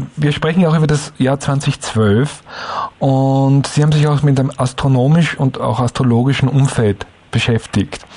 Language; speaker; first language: German; native; German